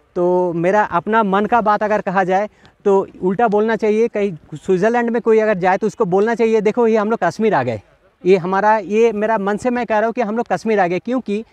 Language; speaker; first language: Hindi; non-native, local second language; Bangla